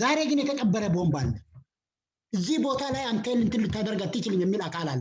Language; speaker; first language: Amharic; non-native, local second language; Oromo